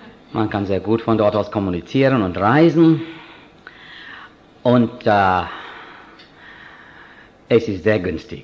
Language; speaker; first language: German; non-native, fluent; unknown